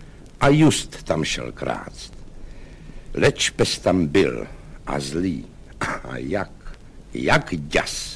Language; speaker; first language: Czech; native; Czech